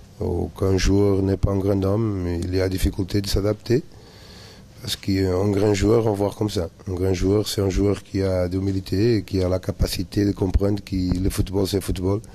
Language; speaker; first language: French; non-native, learner; Portuguese